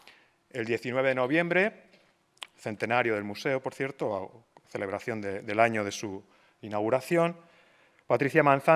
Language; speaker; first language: Spanish; native; Spanish